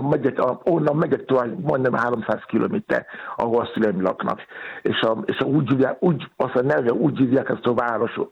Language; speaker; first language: Hungarian; non-native, fluent; Yoruba